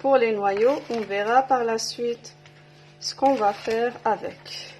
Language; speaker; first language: French; non-native, local second language; Arabic